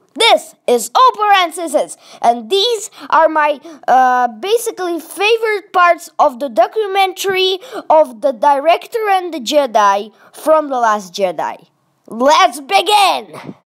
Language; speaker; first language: English; non-native, fluent; Russian